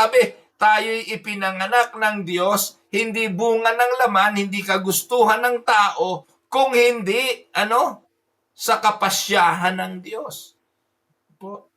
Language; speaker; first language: Filipino; native; Filipino